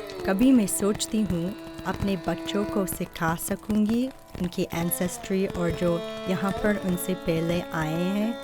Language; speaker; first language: Hindi; early bilingual, heritage; English